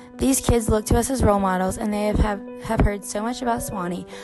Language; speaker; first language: English; native; English